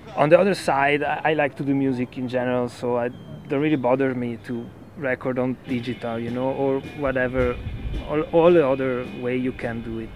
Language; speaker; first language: English; non-native, fluent; Italian